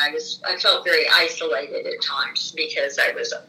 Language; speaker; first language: English; native; English